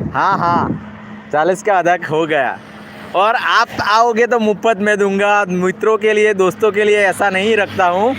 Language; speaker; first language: Hindi; non-native, local second language; Gujarati